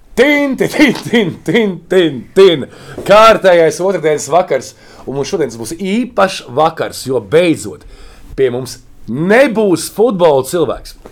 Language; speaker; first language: Latvian; native; Latvian